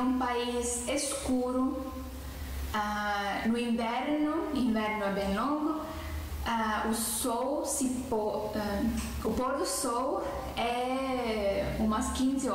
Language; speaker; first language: Portuguese; non-native, fluent; Estonian